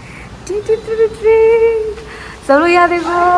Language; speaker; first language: Hindi; non-native, local second language; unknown